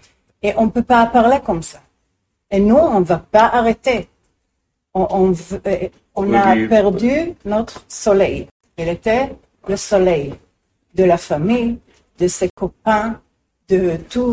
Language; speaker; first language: French; non-native, learner; Hebrew